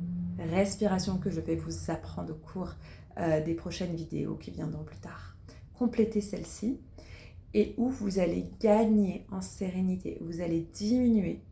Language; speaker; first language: French; native; French